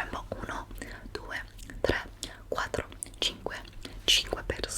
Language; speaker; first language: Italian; early bilingual, heritage; English